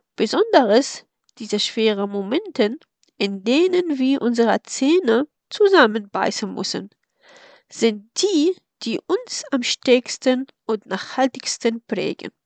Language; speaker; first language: German; non-native, fluent; Arabic